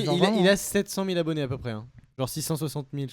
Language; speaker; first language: French; native; French